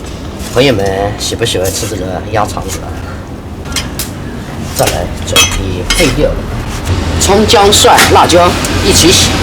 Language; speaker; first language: Chinese; native; Chinese